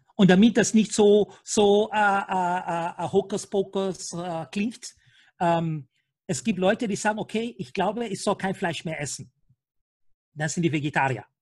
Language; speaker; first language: German; non-native, fluent; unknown